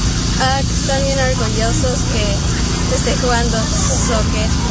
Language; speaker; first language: Spanish; early bilingual, heritage; Spanish